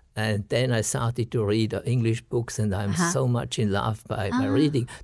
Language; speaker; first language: English; non-native, fluent; German